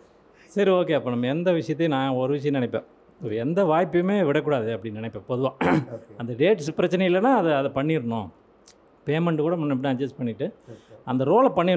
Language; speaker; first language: Tamil; native; Tamil